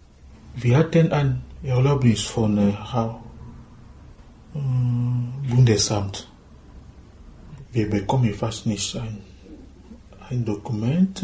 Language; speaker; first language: German; non-native, learner; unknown